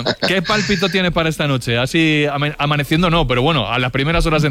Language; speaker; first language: Spanish; native; Spanish